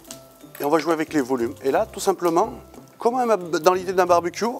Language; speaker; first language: French; native; French